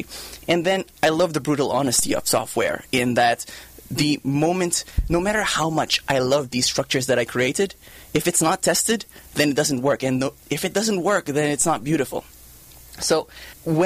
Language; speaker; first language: English; non-native, local second language; Filipino